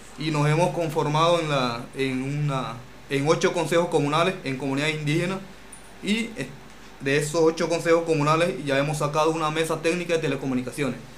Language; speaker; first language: Spanish; non-native, local second language; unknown